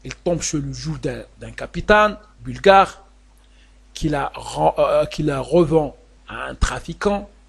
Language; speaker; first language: French; non-native, local second language; Arabic